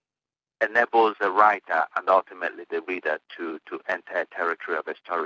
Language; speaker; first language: English; non-native, local second language; Igbo